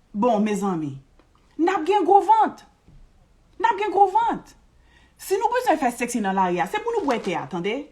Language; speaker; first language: Haitian Creole; early bilingual, heritage; Haitian Creole